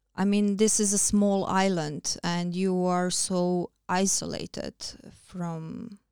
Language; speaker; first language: English; non-native, fluent; Croatian